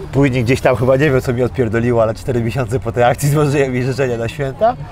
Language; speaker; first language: Polish; early bilingual, other home language; Armenian